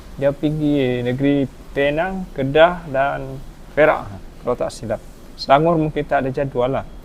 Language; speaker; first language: Malay; native; Malay